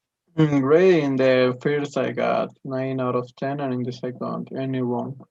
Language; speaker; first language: English; non-native, learner; Spanish